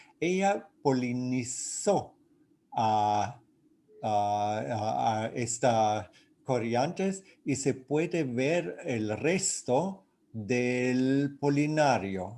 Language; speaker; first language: Spanish; non-native, fluent; German